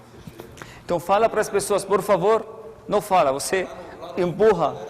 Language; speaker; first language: Portuguese; non-native, fluent; Arabic